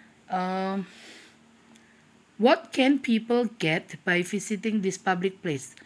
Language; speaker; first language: English; non-native, fluent; Indonesian